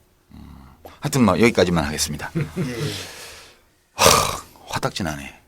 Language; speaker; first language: Korean; native; Korean